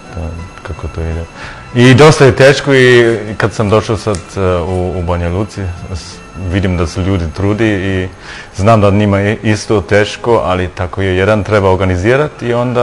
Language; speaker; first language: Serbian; non-native, learner; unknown